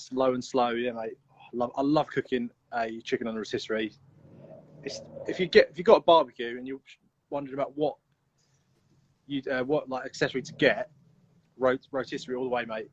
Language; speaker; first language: English; native; English